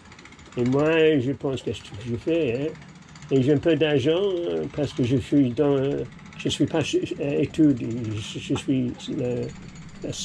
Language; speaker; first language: French; non-native, learner; English